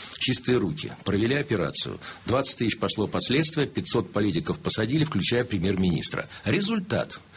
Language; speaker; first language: Russian; native; Russian